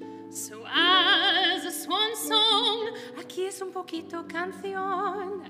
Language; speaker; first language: Spanish; non-native, learner; English